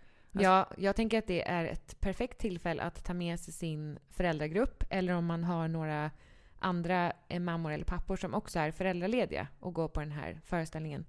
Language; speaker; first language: Swedish; native; Swedish